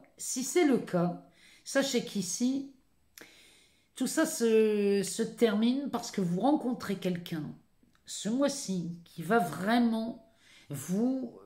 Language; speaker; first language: French; native; French